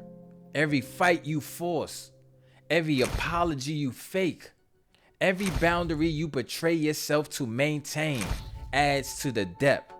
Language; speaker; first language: English; native; English